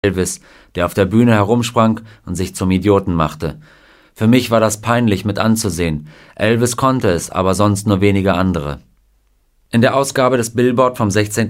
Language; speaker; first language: German; native; German